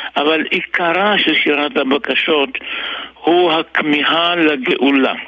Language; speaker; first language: Hebrew; early bilingual, other home language; Arabic